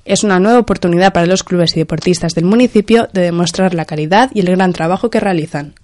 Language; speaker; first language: Spanish; non-native, local second language; Catalan